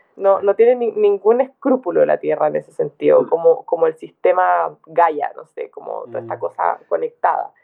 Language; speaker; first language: Spanish; native; Spanish